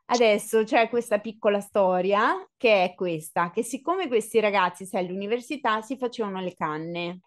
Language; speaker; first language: Italian; native; Italian